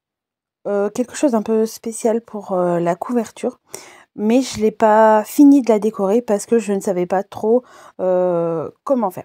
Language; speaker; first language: French; native; French